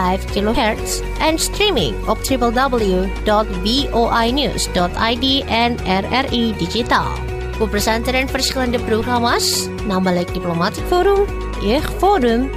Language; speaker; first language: Dutch; non-native, fluent; Indonesian